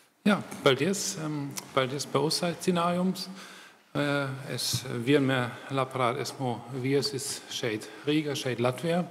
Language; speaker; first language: Latvian; non-native, learner; German